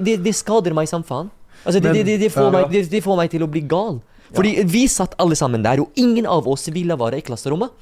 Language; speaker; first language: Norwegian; non-native, fluent; Arabic